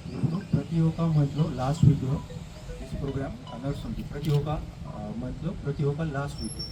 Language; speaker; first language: Telugu; non-native, learner; Hindi